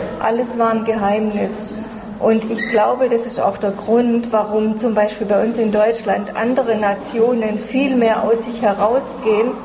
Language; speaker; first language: German; native; German